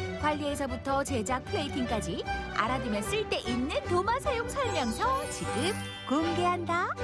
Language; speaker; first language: Korean; native; Korean